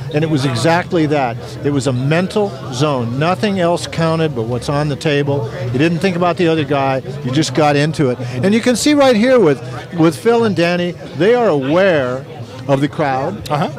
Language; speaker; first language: English; native; English